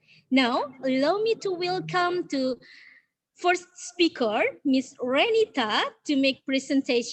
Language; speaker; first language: English; non-native, learner; Indonesian